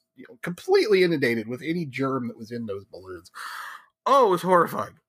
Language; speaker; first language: English; native; English